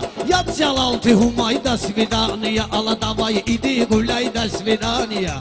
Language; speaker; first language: Russian; non-native, local second language; Talysh